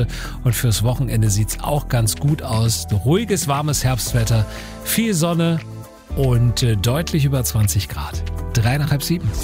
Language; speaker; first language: German; native; German